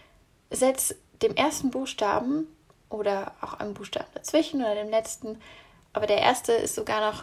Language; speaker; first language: German; native; German